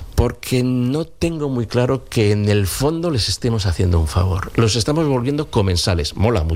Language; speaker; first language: Spanish; native; Spanish